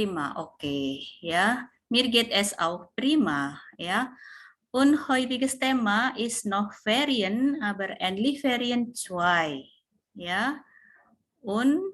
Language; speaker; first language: German; non-native, fluent; Indonesian